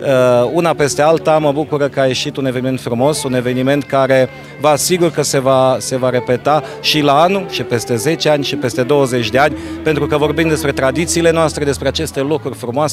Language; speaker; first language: Romanian; native; Romanian